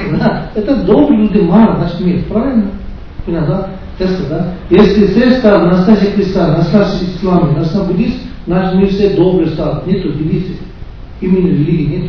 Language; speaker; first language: Russian; non-native, learner; Tibetan